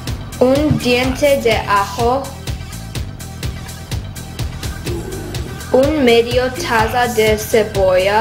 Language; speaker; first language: Spanish; non-native, learner; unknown